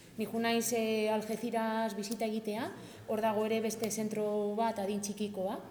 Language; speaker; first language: Basque; non-native, local second language; Spanish